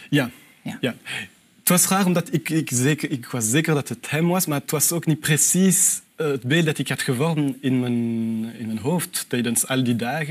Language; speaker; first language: Dutch; non-native, local second language; French